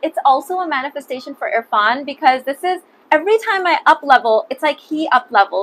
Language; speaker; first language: English; early bilingual, other home language; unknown